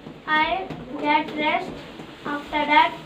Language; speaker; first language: English; non-native, learner; Hindi